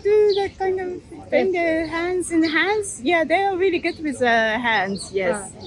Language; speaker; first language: English; non-native, fluent; Japanese